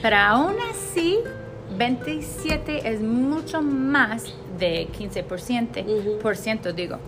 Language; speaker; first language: Spanish; non-native, fluent; English